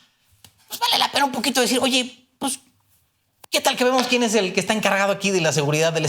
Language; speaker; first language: Spanish; native; Spanish